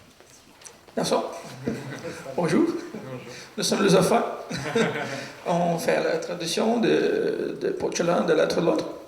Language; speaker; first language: French; non-native, learner; Portuguese